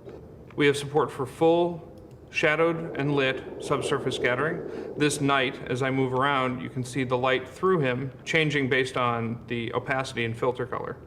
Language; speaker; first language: English; native; English